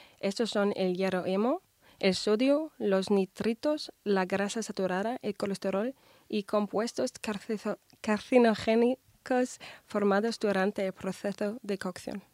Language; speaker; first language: Spanish; non-native, fluent; German